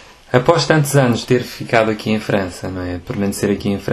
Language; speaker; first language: Portuguese; native; Portuguese